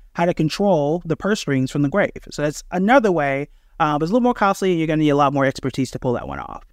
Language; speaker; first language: English; native; English